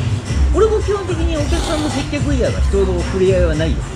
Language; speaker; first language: Japanese; native; Japanese